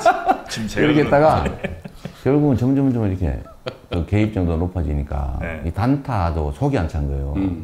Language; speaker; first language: Korean; native; Korean